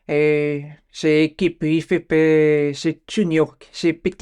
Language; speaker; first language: French; non-native, learner; Bulgarian